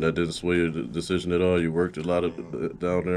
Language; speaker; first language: English; native; English